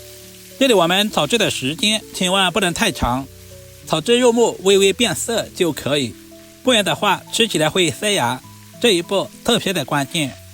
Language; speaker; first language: Chinese; native; Chinese